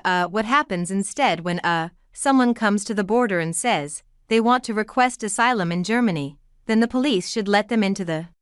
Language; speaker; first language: English; non-native, fluent; German